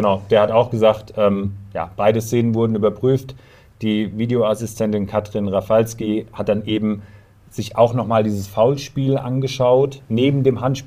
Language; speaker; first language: German; native; German